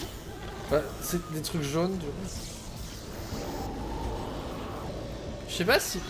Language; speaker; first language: French; native; French